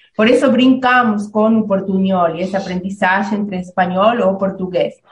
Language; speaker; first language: Portuguese; non-native, fluent; Spanish